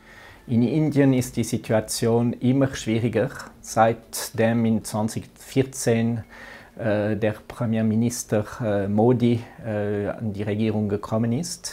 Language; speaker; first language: German; non-native, local second language; French